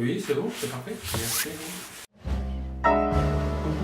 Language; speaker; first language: French; non-native, fluent; Russian